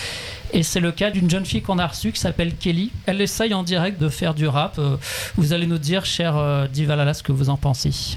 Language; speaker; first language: French; native; French